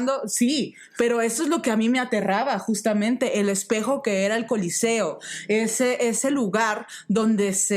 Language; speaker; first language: Spanish; native; Spanish